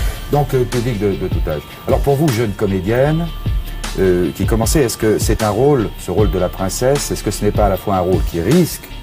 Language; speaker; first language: French; native; French